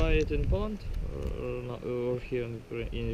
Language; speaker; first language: English; non-native, learner; Ukrainian